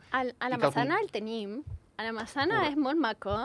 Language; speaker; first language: Catalan; non-native, learner; Spanish